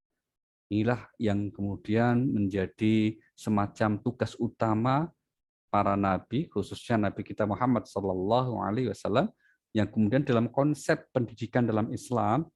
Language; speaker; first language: Indonesian; native; Indonesian